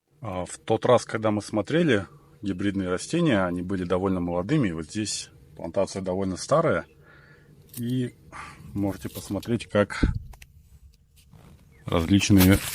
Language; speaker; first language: Russian; native; Russian